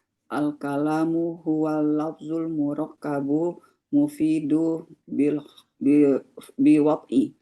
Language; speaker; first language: Arabic; non-native, fluent; Indonesian